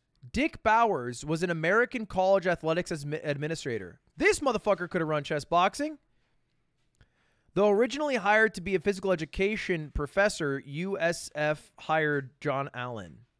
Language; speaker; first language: English; native; English